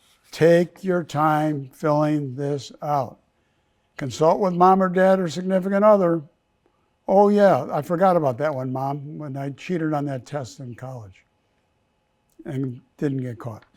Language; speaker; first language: English; native; English